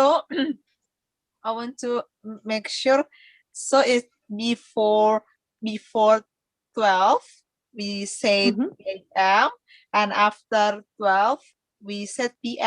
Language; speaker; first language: English; non-native, learner; Indonesian